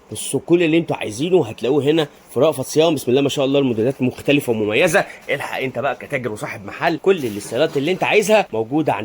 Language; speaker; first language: Arabic; native; Arabic